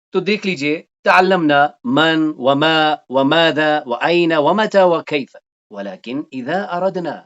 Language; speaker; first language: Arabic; non-native, fluent; Urdu